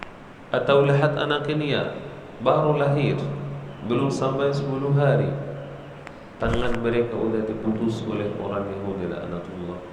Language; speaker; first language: Indonesian; non-native, learner; Arabic